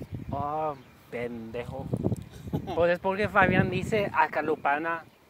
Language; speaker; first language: Spanish; early bilingual, heritage; Spanish